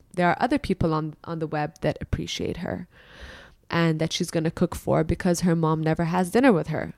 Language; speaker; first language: English; early bilingual, other home language; Arabic